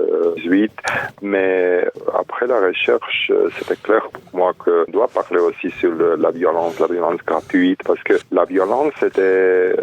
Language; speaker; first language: French; non-native, fluent; Romanian